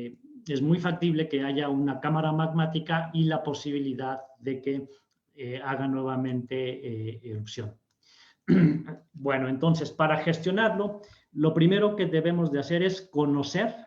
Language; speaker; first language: Spanish; native; Spanish